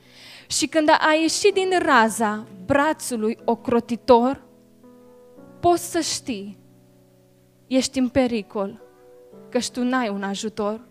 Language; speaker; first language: Romanian; native; Romanian